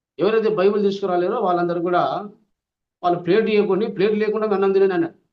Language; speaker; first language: Telugu; non-native, local second language; Lambadi